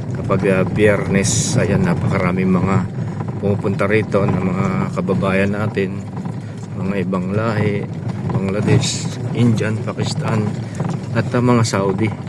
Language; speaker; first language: Filipino; non-native, local second language; Pampanga